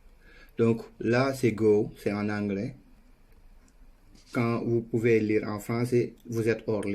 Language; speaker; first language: French; non-native, local second language; Wolof